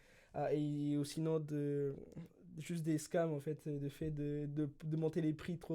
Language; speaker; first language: French; early bilingual, other home language; Spanish